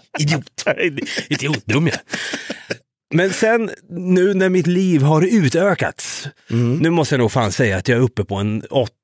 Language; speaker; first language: Swedish; native; Swedish